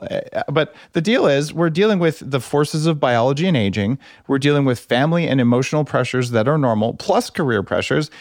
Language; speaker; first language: English; native; English